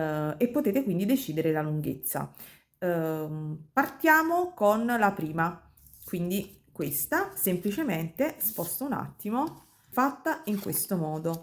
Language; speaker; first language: Italian; native; Italian